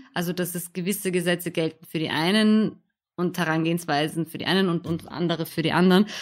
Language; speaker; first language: German; native; German